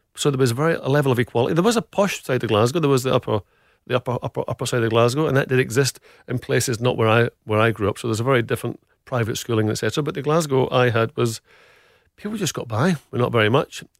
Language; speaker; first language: English; native; English